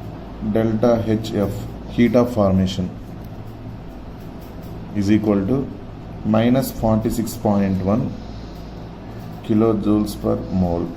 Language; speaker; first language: English; non-native, local second language; Telugu